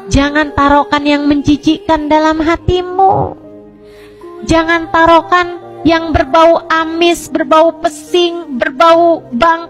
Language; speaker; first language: Indonesian; native; Indonesian